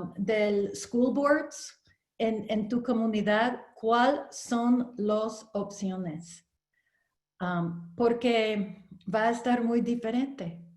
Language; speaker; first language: Spanish; non-native, learner; English